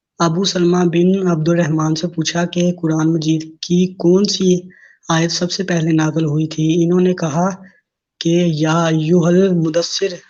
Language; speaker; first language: Urdu; non-native, local second language; Punjabi